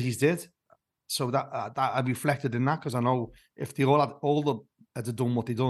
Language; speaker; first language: English; native; English